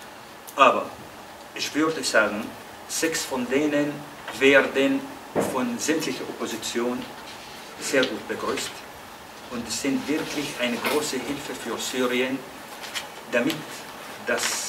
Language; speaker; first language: German; non-native, fluent; Arabic